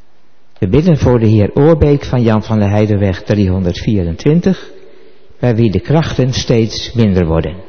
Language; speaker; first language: Dutch; native; Dutch